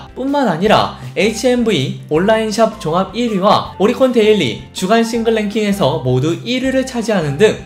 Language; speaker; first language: Korean; native; Korean